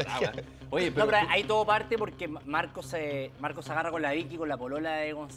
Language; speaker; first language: Spanish; native; Spanish